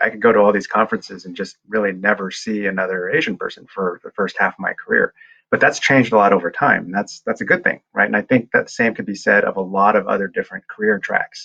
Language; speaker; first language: English; early bilingual, other home language; Chinese